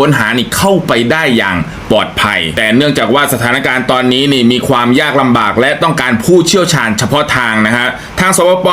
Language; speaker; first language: Thai; native; Thai